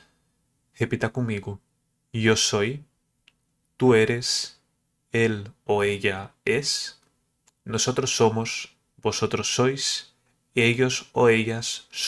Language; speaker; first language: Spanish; early bilingual, other home language; Portuguese